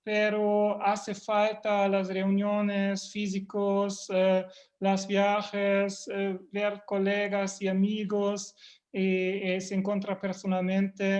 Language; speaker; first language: Spanish; non-native, fluent; German